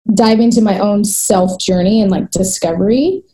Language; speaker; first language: English; native; English